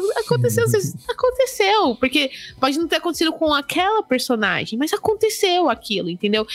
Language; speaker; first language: Portuguese; native; Portuguese